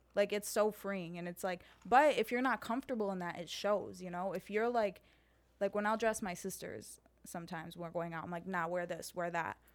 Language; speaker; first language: English; early bilingual, heritage; Serbian